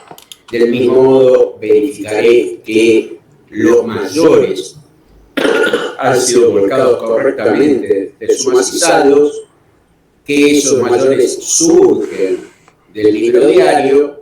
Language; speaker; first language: Spanish; native; Spanish